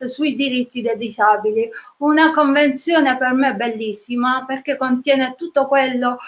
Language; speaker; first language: Italian; native; Italian